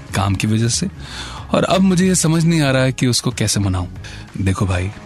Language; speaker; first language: Hindi; native; Hindi